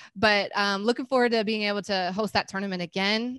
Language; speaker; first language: English; native; English